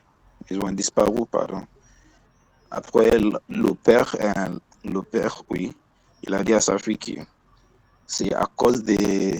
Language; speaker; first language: French; non-native, learner; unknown